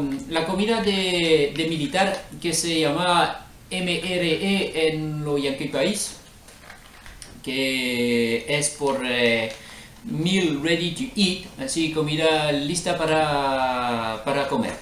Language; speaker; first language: Spanish; non-native, learner; French